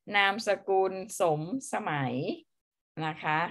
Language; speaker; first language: Thai; native; Thai